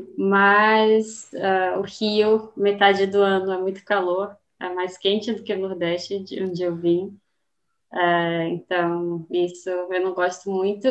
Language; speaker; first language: Portuguese; native; Portuguese